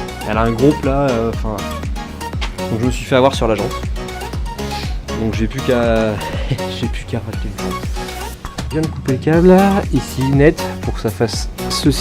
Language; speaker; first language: French; native; French